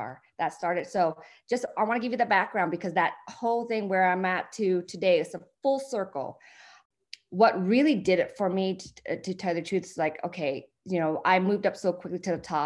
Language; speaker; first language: English; early bilingual, other home language; Vietnamese